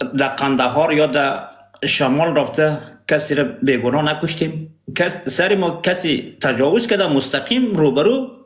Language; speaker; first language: Persian; non-native, local second language; Pashto